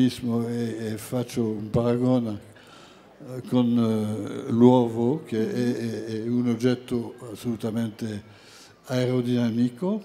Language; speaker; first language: Italian; non-native, fluent; French